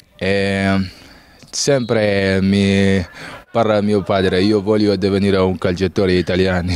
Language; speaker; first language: Italian; non-native, learner; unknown